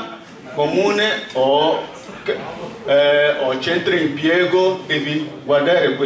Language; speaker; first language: Italian; non-native, learner; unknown